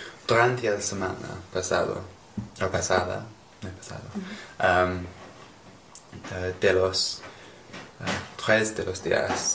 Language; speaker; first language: Spanish; non-native, learner; English